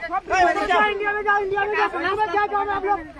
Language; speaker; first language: Hindi; non-native, learner; Bangla